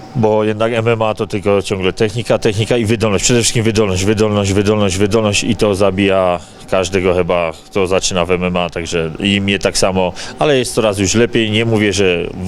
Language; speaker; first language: Polish; native; Polish